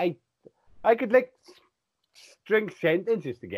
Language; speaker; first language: English; native; English